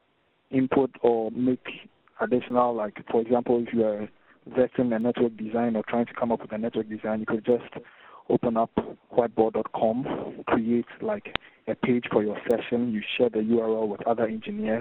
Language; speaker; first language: English; non-native, local second language; Akan